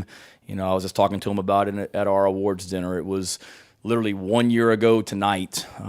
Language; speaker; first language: English; native; English